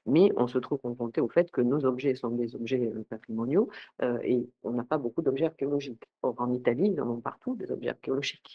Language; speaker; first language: French; native; French